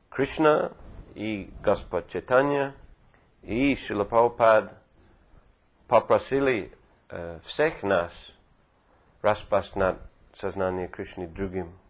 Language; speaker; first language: Russian; non-native, fluent; English